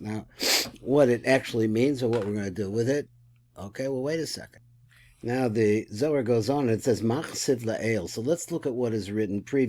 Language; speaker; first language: English; native; English